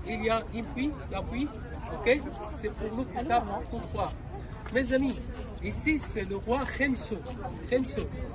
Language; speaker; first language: French; non-native, learner; Arabic